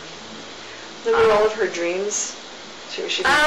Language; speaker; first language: English; native; English